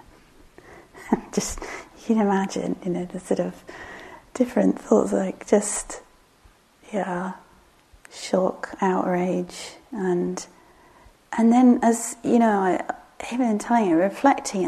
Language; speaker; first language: English; native; English